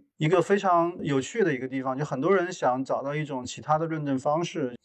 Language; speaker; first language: Chinese; native; Chinese